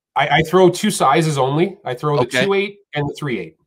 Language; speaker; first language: English; native; English